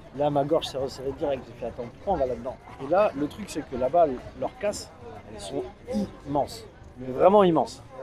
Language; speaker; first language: French; native; French